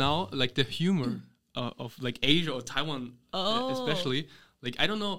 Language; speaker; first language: English; non-native, fluent; German